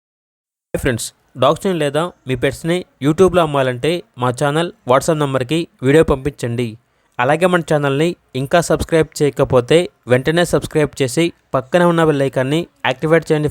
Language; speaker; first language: Telugu; native; Telugu